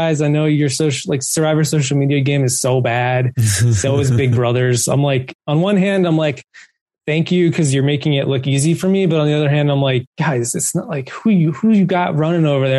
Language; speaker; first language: English; native; English